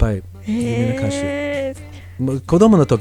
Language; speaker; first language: Japanese; non-native, learner; English